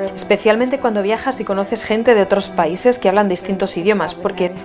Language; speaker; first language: Spanish; non-native, fluent; German